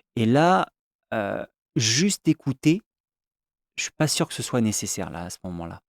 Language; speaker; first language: French; native; French